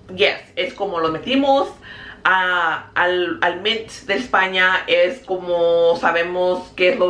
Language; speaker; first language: Spanish; early bilingual, heritage; Spanish